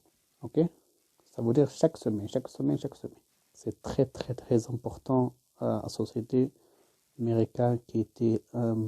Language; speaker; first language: French; non-native, learner; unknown